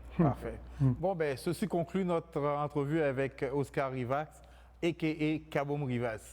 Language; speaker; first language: French; native; French